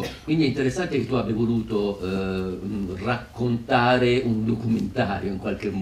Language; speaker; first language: Italian; native; Italian